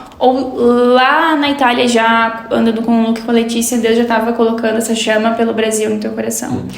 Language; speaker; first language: Portuguese; native; Portuguese